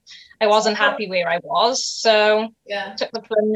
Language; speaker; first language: English; native; English